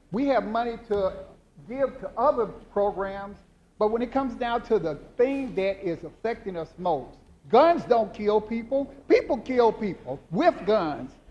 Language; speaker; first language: English; native; English